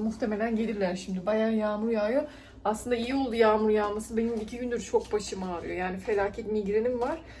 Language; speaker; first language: Turkish; early bilingual, other home language; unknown